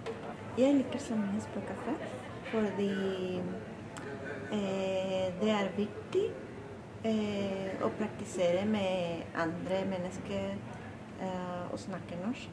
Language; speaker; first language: Norwegian; non-native, learner; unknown